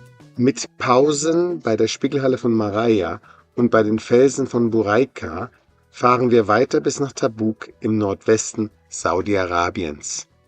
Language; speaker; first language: German; native; German